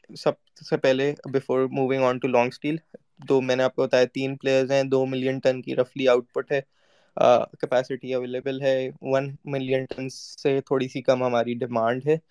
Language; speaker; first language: Urdu; native; Urdu